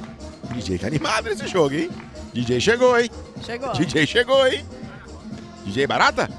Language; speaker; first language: Portuguese; native; Portuguese